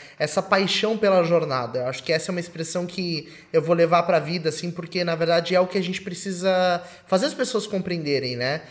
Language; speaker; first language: Portuguese; native; Portuguese